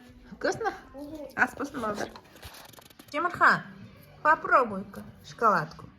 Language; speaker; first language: Russian; non-native, local second language; Kazakh